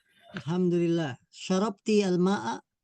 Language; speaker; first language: Arabic; non-native, fluent; Indonesian